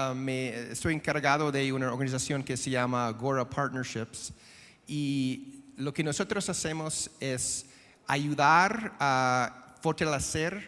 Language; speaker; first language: Spanish; non-native, fluent; English